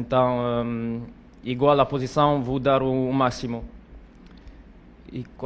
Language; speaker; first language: Portuguese; non-native, learner; French